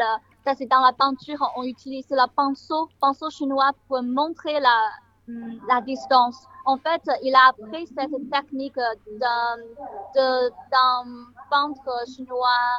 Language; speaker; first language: French; non-native, learner; Chinese